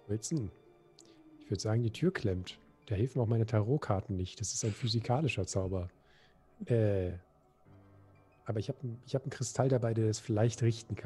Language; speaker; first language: German; native; German